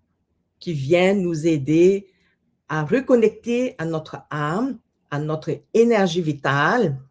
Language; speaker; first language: French; non-native, fluent; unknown